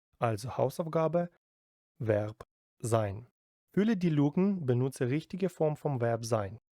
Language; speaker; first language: German; non-native, fluent; Ukrainian